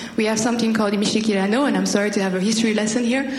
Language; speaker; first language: English; non-native, local second language; Kinyarwanda